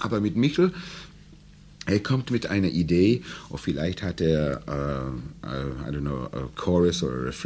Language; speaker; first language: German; non-native, learner; English